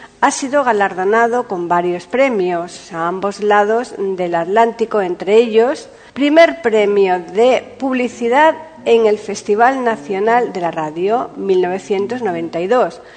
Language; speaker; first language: Spanish; native; Spanish